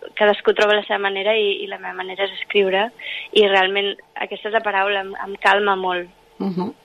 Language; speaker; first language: Catalan; non-native, local second language; English